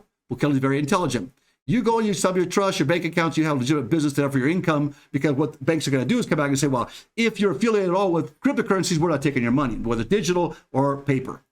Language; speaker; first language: English; native; English